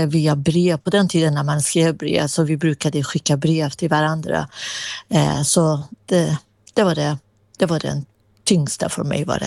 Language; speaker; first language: Swedish; non-native, fluent; Persian